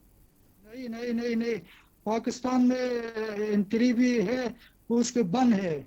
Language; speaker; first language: Hindi; non-native, learner; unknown